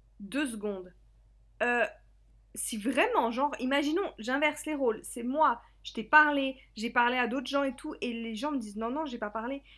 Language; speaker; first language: French; native; French